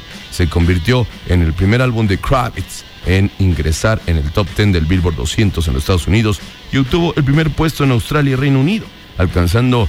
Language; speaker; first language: Spanish; native; Spanish